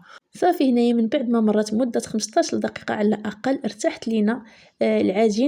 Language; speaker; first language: Arabic; native; Arabic